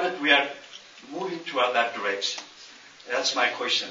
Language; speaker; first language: English; non-native, local second language; Nepali